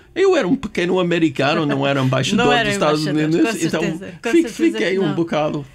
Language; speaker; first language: Portuguese; non-native, fluent; English